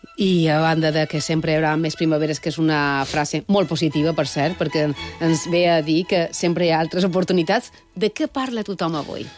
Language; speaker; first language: Catalan; native; Catalan